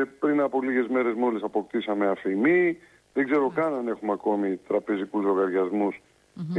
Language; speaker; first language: Greek; native; Greek